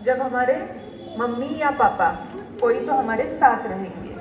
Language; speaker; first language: Hindi; non-native, local second language; Marathi